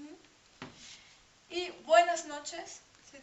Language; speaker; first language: Spanish; non-native, fluent; French